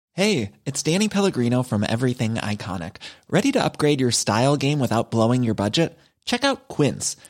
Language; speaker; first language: French; native; French